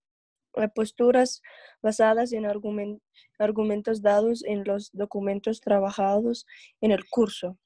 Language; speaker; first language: Spanish; non-native, learner; English